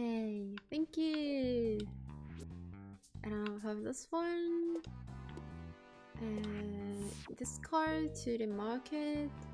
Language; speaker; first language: English; non-native, learner; Japanese